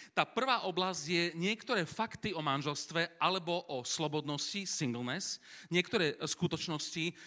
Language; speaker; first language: Slovak; native; Slovak